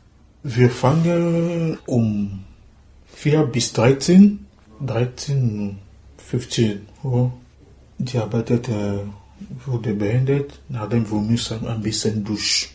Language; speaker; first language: German; non-native, learner; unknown